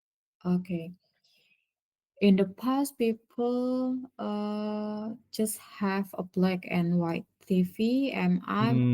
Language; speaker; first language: English; non-native, learner; Indonesian